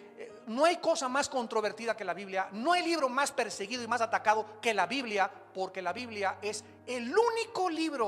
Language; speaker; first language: Spanish; native; Spanish